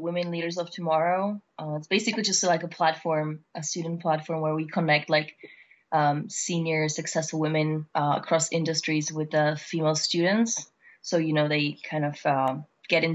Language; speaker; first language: English; non-native, fluent; Czech